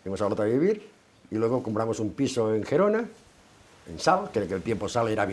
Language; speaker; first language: Spanish; native; Spanish